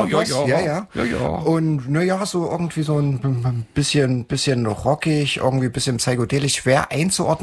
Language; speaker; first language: German; native; German